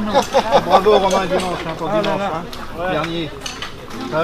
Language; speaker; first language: French; non-native, learner; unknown